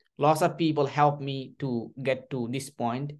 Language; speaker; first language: English; non-native, learner; Rohingya